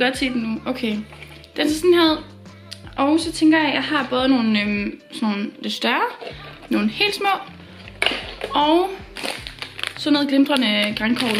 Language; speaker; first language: Danish; native; Danish